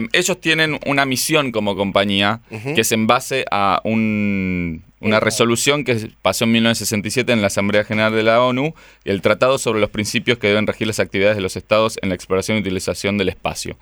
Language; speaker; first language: Spanish; native; Spanish